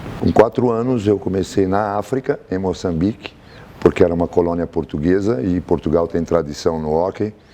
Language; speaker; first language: Portuguese; native; Portuguese